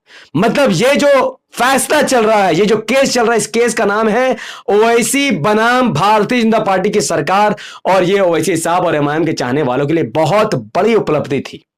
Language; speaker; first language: Hindi; native; Hindi